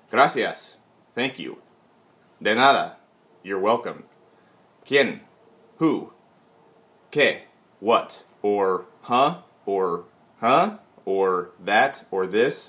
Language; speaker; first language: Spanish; non-native, learner; English